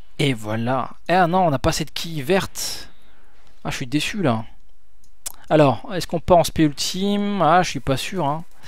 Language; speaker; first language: French; native; French